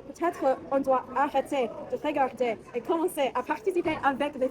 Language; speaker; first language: French; non-native, learner; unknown